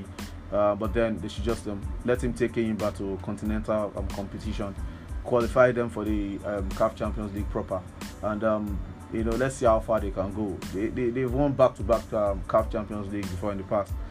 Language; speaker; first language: English; non-native, local second language; Yoruba